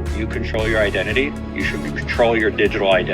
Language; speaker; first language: English; native; English